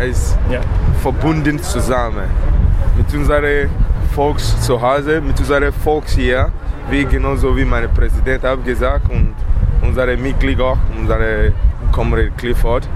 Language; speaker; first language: German; non-native, learner; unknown